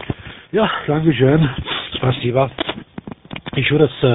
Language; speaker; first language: Russian; non-native, learner; German